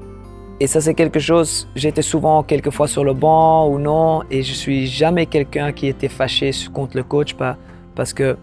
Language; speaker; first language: French; non-native, local second language; Dutch